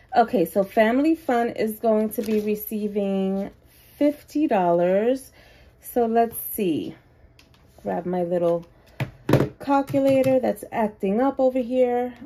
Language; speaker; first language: English; native; English